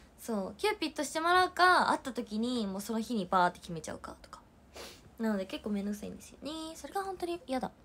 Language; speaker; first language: Japanese; native; Japanese